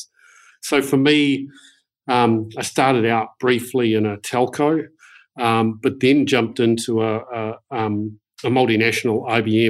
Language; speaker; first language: English; native; English